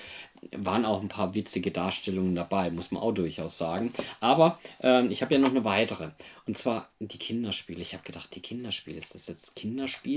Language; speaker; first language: German; native; German